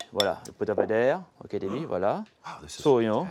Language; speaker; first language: English; non-native, fluent; French